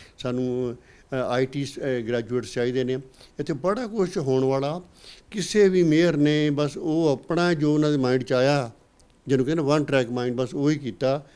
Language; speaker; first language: Punjabi; native; Punjabi